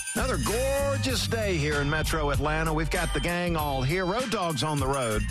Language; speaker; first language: English; native; English